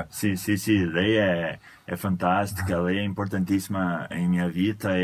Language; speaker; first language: Italian; non-native, fluent; Portuguese